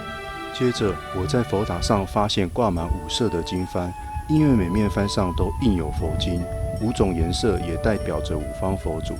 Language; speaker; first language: Chinese; native; Chinese